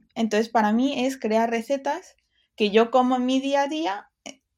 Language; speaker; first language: Spanish; early bilingual, other home language; English